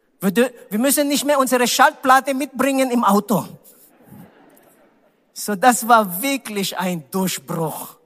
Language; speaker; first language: German; non-native, learner; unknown